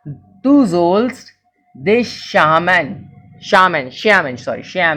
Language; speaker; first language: German; non-native, fluent; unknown